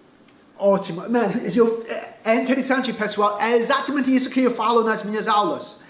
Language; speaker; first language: Portuguese; non-native, fluent; English